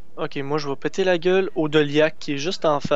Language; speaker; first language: French; native; French